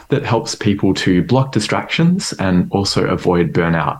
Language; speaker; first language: English; native; English